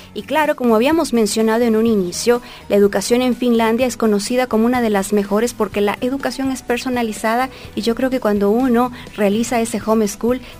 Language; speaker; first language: Spanish; native; Spanish